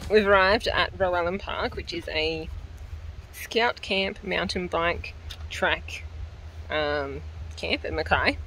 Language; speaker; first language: English; native; English